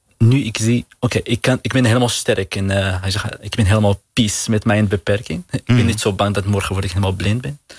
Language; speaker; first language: Dutch; non-native, learner; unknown